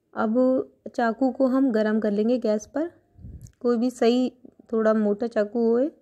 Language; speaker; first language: Hindi; native; Hindi